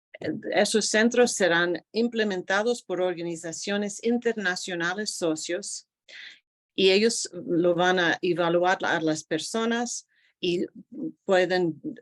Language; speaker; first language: Spanish; non-native, fluent; English